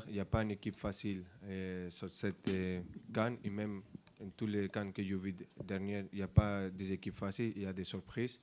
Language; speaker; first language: French; non-native, fluent; Spanish